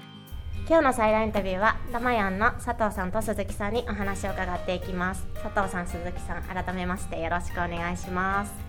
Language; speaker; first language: Japanese; native; Japanese